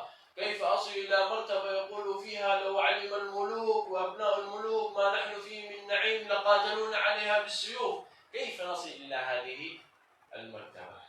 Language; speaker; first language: Arabic; native; Arabic